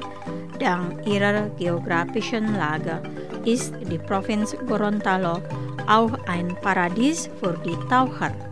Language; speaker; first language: German; non-native, fluent; Indonesian